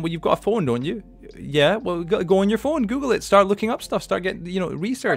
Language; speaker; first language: English; native; English